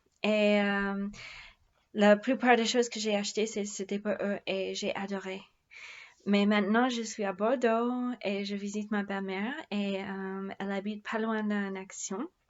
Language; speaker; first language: French; non-native, fluent; English